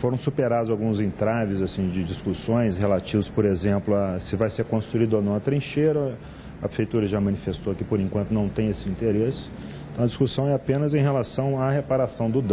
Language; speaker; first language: Portuguese; native; Portuguese